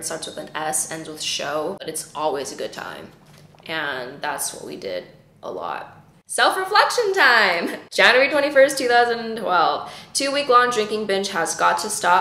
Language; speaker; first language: English; early bilingual, other home language; Chinese